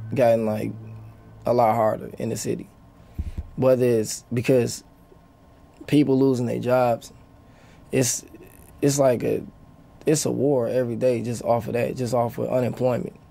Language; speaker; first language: English; native; English